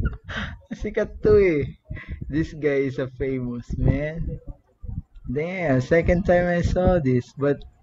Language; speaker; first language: English; non-native, learner; Filipino